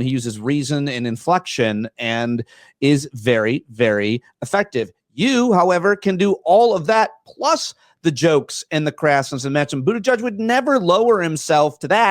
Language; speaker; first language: English; native; English